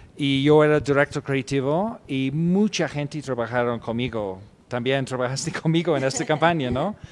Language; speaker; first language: Spanish; non-native, fluent; English